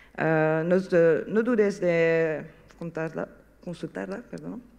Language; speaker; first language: Spanish; non-native, learner; French